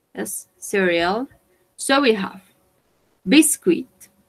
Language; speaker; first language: English; non-native, fluent; Spanish